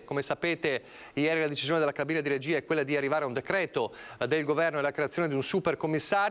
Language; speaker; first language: Italian; native; Italian